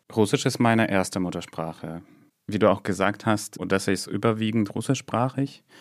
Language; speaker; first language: German; non-native, fluent; Russian